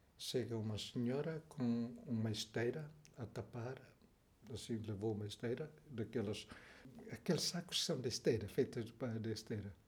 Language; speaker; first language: Portuguese; non-native, local second language; Tetum